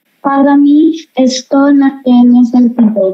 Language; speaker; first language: Spanish; non-native, learner; Filipino